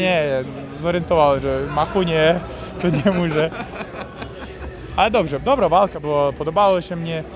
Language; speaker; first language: Polish; non-native, learner; Uzbek